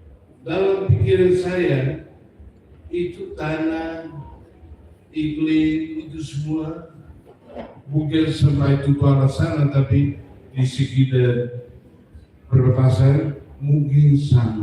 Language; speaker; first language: Indonesian; non-native, fluent; German